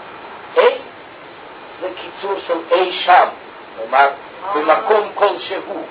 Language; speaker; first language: Hebrew; non-native, fluent; Russian